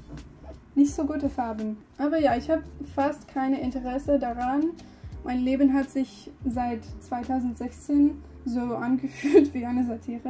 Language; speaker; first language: German; non-native, learner; English